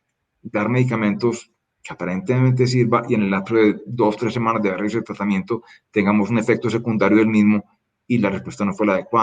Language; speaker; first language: Spanish; native; Spanish